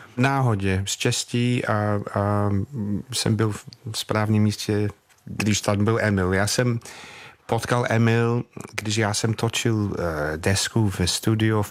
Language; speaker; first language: Czech; non-native, fluent; English